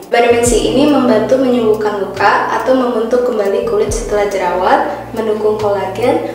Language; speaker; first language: Indonesian; early bilingual, heritage; Indonesian